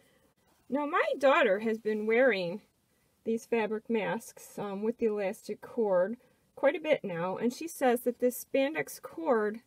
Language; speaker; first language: English; native; English